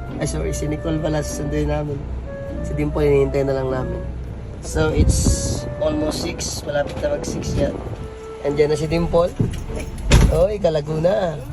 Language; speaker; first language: Filipino; non-native, local second language; Bikol